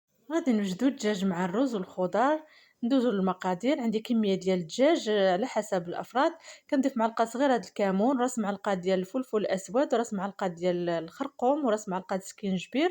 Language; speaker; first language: Arabic; native; Arabic